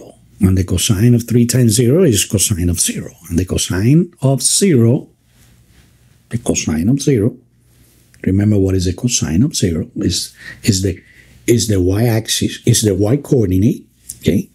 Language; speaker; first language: English; non-native, fluent; Spanish